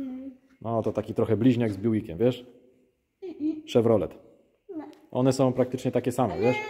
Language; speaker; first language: Polish; native; Polish